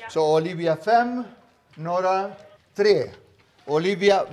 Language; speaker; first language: Swedish; non-native, fluent; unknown